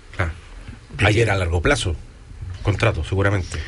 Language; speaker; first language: Spanish; native; Spanish